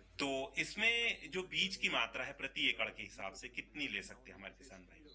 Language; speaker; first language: Hindi; native; Hindi